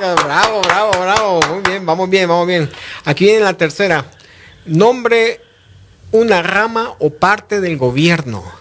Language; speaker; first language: Spanish; native; Spanish